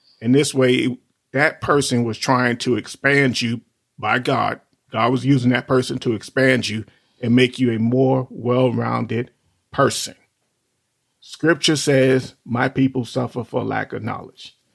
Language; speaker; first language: English; native; English